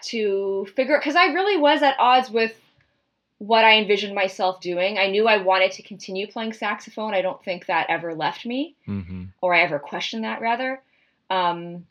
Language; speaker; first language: English; native; English